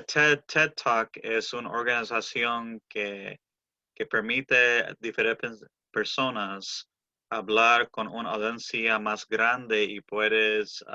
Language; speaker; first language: Spanish; early bilingual, heritage; Spanish